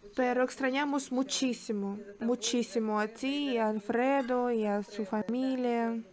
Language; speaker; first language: Spanish; non-native, fluent; Ukrainian